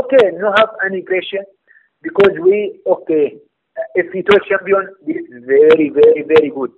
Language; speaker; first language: English; non-native, learner; Arabic